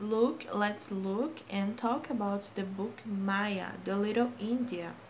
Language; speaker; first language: English; non-native, fluent; Portuguese